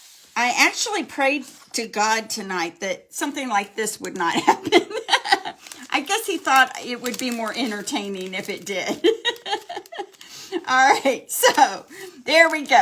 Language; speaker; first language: English; native; English